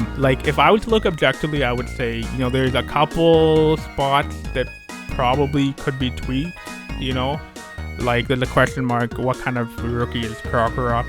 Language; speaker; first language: English; native; English